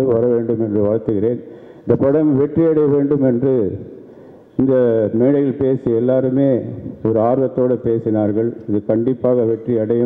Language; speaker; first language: Tamil; native; Tamil